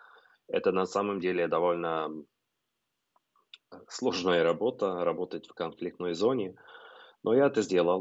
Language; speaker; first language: Russian; non-native, fluent; Norwegian